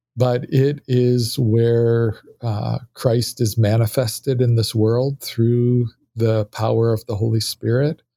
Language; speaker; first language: English; native; English